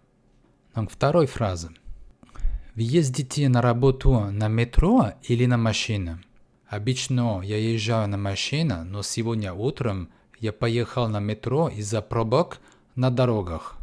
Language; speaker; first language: Russian; non-native, fluent; French